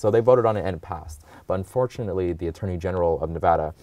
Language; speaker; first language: English; native; English